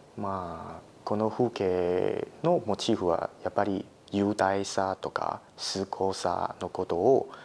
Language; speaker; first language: Japanese; non-native, fluent; Chinese